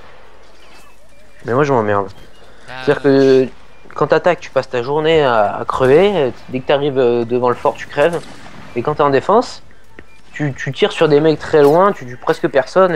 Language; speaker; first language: French; native; French